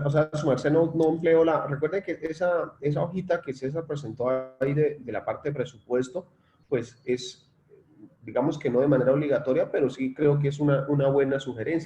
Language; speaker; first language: Spanish; native; Spanish